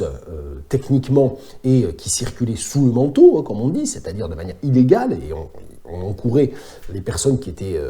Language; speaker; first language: French; native; French